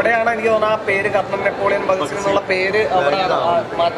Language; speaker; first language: Malayalam; native; Malayalam